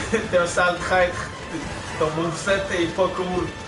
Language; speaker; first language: French; native; French